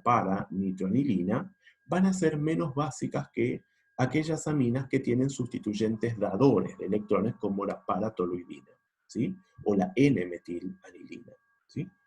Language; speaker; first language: Spanish; native; Spanish